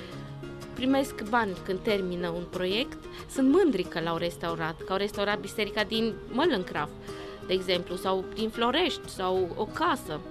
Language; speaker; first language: Romanian; non-native, local second language; German